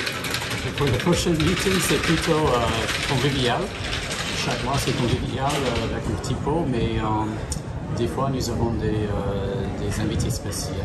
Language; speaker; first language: French; non-native, fluent; English